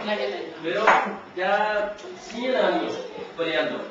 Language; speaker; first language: Spanish; non-native, learner; Punjabi